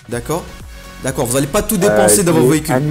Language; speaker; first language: French; native; French